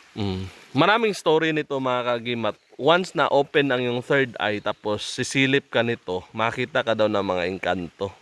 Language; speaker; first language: Filipino; native; Filipino